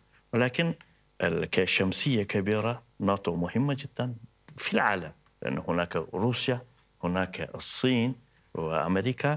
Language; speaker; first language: Arabic; non-native, fluent; Turkish